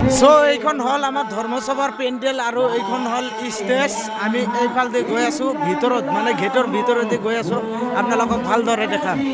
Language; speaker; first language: Assamese; non-native, local second language; Bangla